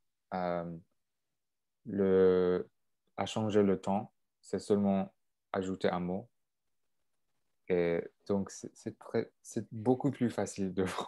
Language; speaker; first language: French; non-native, local second language; English